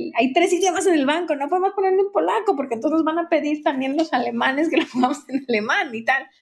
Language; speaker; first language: Spanish; native; Spanish